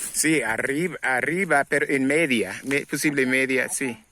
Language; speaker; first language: Spanish; non-native, learner; English